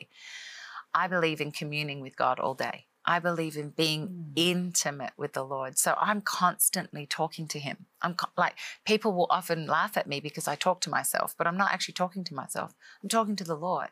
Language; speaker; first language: English; native; English